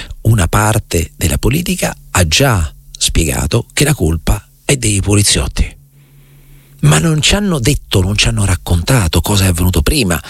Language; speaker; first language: Italian; native; Italian